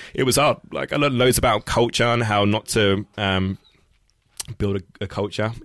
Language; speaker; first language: English; native; English